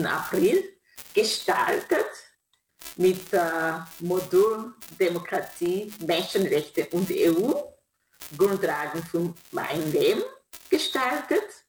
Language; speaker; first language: German; non-native, fluent; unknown